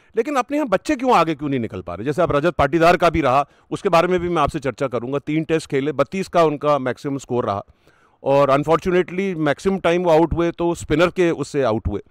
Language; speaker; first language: Hindi; native; Hindi